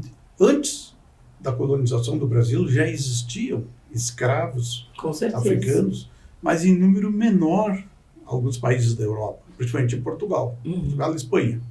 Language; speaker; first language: Portuguese; native; Portuguese